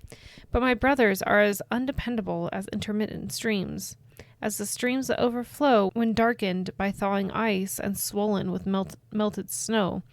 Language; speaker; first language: English; native; English